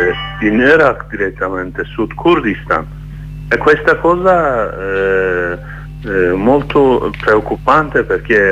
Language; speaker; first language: Italian; non-native, learner; Kurdish